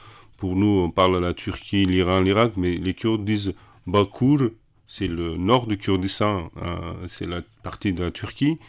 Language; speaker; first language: French; non-native, fluent; Kurdish